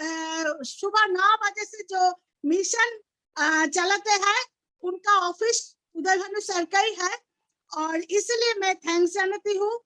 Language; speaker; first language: Hindi; non-native, local second language; Bangla